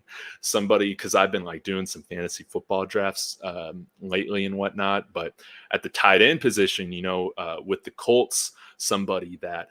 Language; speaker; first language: English; native; English